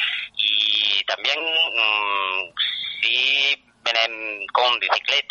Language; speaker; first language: Spanish; non-native, fluent; Italian